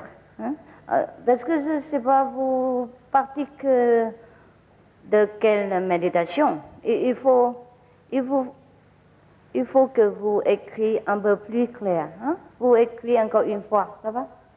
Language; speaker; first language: French; non-native, learner; Vietnamese